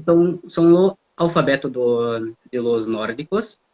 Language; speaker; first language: Spanish; non-native, learner; Portuguese